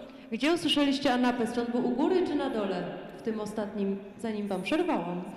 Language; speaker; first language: Polish; native; Polish